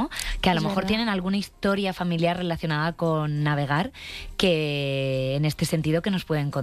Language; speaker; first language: Spanish; native; Spanish